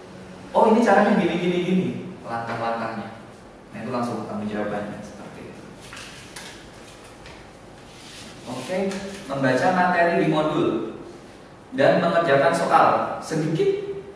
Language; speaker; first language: Indonesian; native; Indonesian